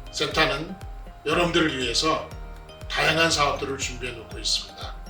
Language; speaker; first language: Korean; native; Korean